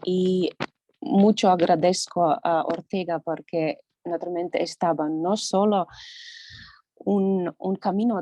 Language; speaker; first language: Spanish; non-native, learner; Latvian